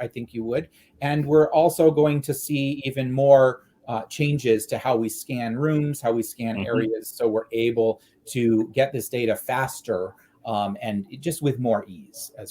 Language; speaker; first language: English; native; English